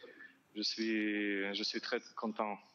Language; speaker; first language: French; non-native, learner; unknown